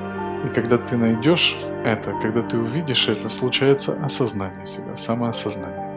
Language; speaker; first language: Russian; native; Russian